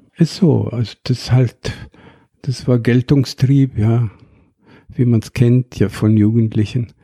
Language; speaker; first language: German; non-native, fluent; Arabic